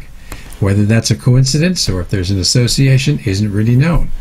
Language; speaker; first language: English; native; English